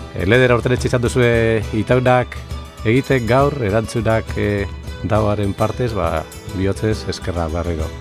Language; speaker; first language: Basque; native; Basque